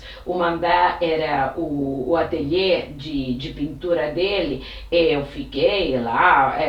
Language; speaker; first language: Portuguese; non-native, fluent; Italian